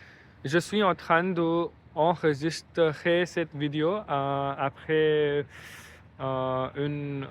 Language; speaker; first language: French; non-native, learner; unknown